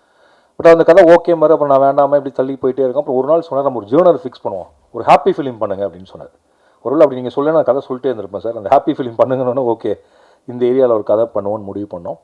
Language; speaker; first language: Tamil; native; Tamil